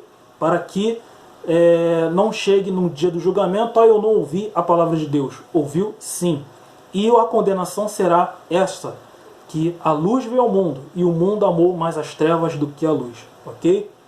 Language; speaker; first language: Portuguese; native; Portuguese